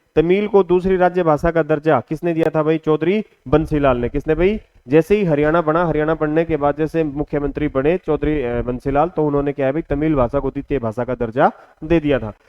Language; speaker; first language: Hindi; native; Hindi